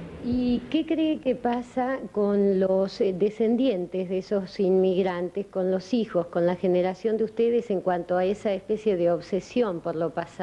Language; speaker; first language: Spanish; native; Spanish